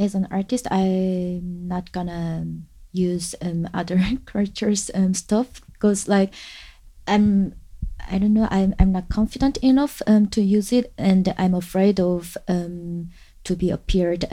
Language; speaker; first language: English; non-native, fluent; Korean